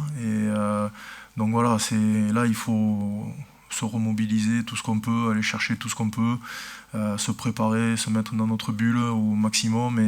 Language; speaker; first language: French; native; French